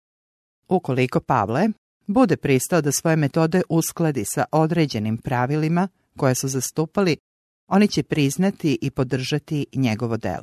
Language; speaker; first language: Serbian; native; Serbian